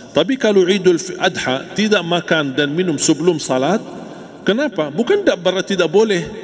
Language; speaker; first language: Malay; non-native, fluent; Arabic